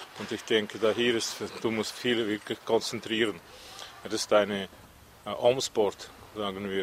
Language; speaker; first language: German; non-native, learner; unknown